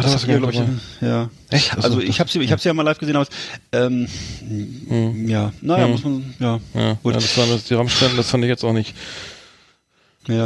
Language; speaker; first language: German; native; German